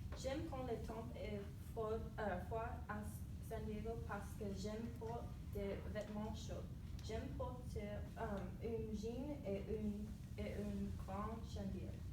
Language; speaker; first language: French; non-native, learner; English